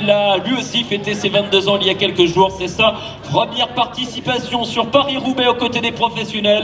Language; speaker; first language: French; native; French